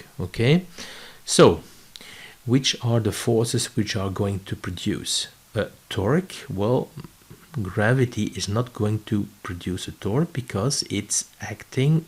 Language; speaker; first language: English; non-native, fluent; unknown